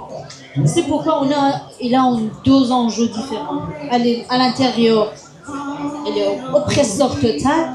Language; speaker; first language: French; non-native, fluent; Kurdish